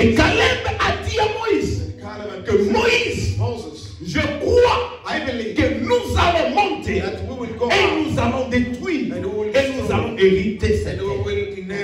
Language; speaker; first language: French; non-native, local second language; Lingala